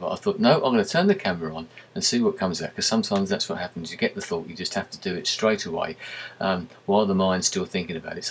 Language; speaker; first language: English; native; English